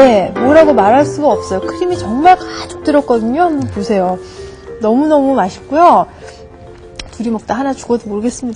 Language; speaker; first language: Korean; native; Korean